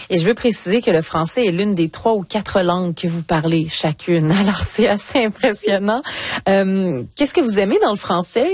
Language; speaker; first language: French; native; French